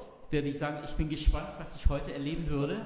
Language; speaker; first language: German; non-native, fluent; Arabic